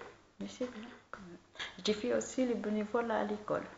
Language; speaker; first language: French; non-native, learner; Arabic